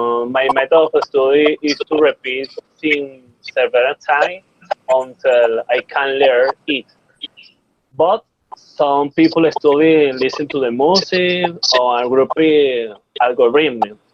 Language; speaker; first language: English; non-native, learner; Spanish